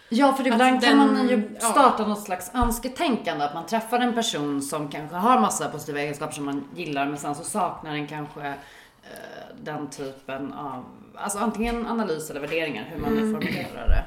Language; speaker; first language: Swedish; native; Swedish